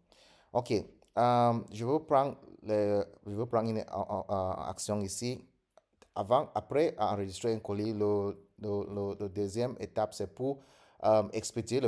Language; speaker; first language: French; non-native, fluent; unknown